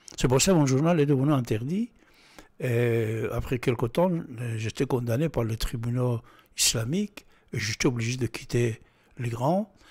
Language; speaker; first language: French; non-native, fluent; Persian